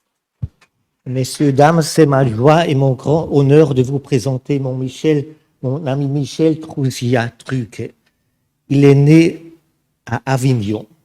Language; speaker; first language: French; non-native, fluent; German